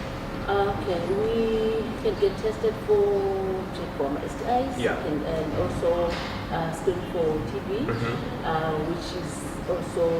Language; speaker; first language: English; non-native, local second language; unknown